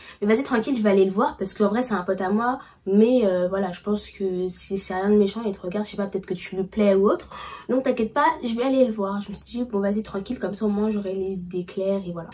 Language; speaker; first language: French; early bilingual, other home language; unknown